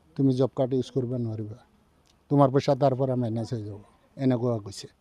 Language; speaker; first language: Assamese; non-native, local second language; Bangla